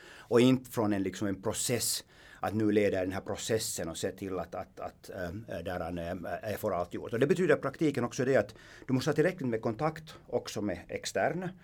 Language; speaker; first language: Swedish; non-native, local second language; Finnish